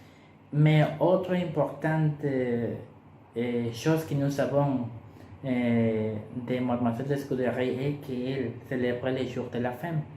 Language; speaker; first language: French; non-native, learner; Spanish